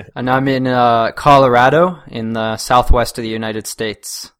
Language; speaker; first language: English; native; English